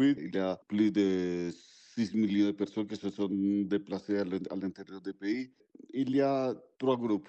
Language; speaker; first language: French; non-native, fluent; Spanish